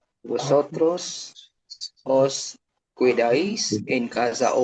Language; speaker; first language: Spanish; non-native, learner; Filipino